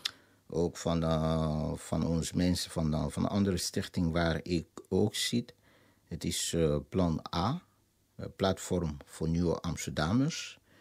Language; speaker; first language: Dutch; non-native, fluent; Lingala